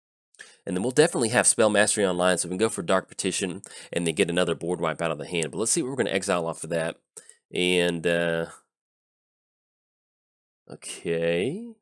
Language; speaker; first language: English; native; English